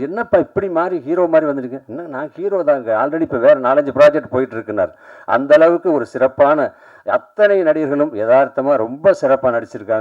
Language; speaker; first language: Tamil; native; Tamil